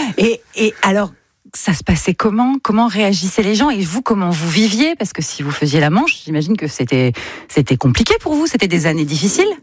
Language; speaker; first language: French; native; French